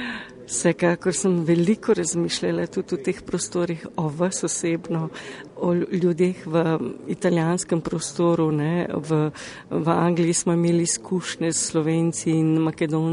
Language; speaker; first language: Slovenian; early bilingual, other home language; Macedonian